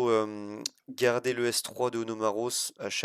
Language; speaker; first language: French; native; French